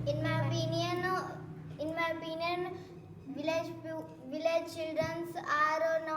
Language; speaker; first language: English; non-native, learner; Hindi